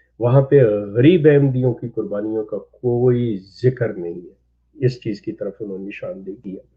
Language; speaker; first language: Urdu; native; Urdu